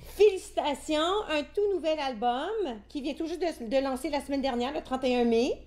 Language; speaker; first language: French; native; French